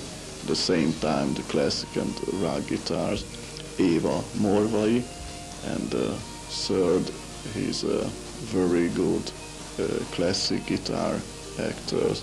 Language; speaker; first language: English; non-native, learner; Hungarian